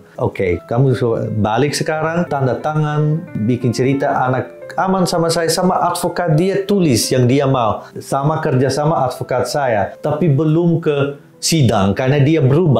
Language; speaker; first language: Indonesian; non-native, learner; Dutch